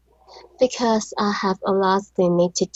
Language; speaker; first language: English; non-native, learner; Chinese